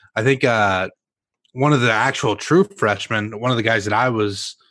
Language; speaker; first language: English; native; English